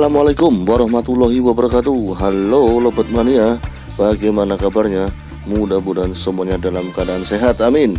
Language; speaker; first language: Indonesian; native; Indonesian